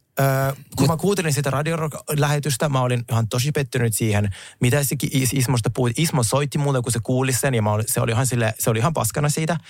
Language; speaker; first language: Finnish; non-native, fluent; Russian